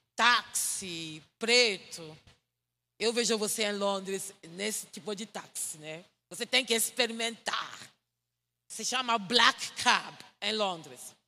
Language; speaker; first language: Portuguese; non-native, fluent; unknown